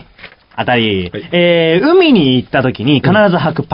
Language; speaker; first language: Japanese; native; Japanese